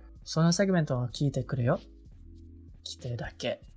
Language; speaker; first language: Japanese; non-native, learner; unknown